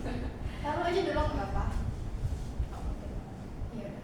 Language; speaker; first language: Indonesian; native; Indonesian